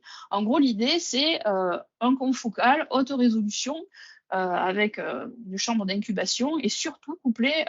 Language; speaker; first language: French; native; French